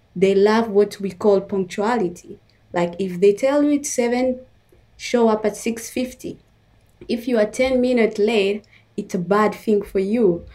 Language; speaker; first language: English; non-native, fluent; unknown